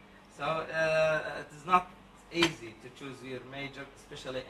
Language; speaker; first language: English; non-native, fluent; Arabic